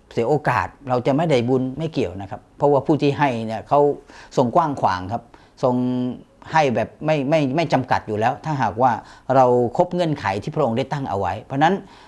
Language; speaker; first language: Thai; native; Thai